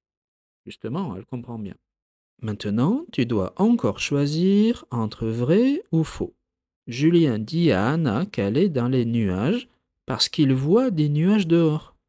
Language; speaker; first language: French; native; French